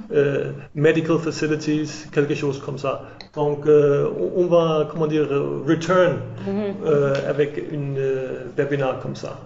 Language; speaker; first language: French; non-native, learner; English